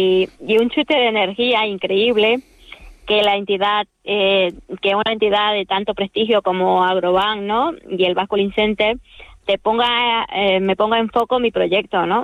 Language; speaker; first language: Spanish; native; Spanish